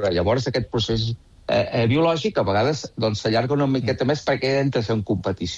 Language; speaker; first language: Catalan; native; Catalan